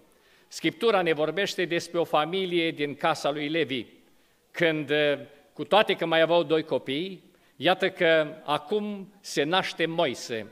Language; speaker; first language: Romanian; native; Romanian